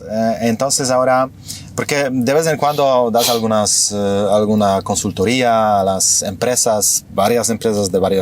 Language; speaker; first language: Spanish; non-native, fluent; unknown